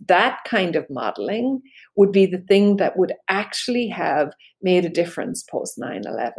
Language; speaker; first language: English; native; English